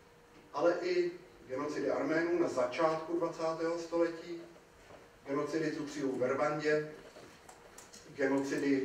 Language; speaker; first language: Czech; native; Czech